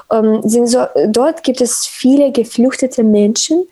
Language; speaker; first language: German; non-native, fluent; Ukrainian